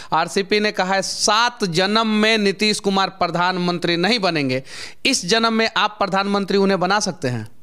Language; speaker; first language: Hindi; native; Hindi